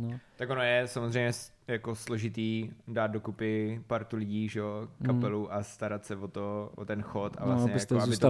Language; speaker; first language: Czech; native; Czech